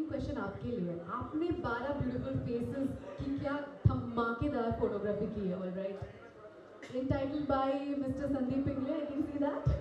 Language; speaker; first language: Hindi; native; Hindi